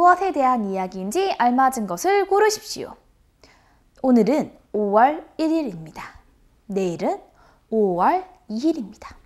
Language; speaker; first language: Korean; non-native, fluent; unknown